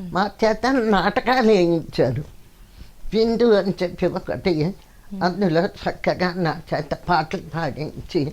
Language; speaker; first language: Telugu; non-native, local second language; Kannada